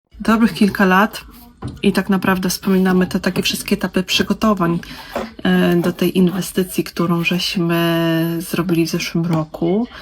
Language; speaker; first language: Polish; native; Polish